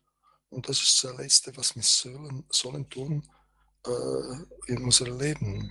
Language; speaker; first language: German; non-native, fluent; Croatian